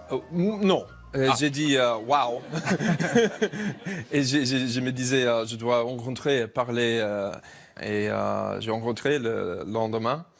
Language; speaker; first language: French; non-native, fluent; English